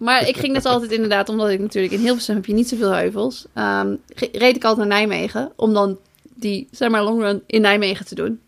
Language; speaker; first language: Dutch; native; Dutch